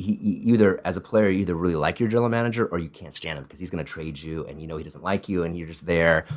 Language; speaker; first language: English; early bilingual, other home language; Italian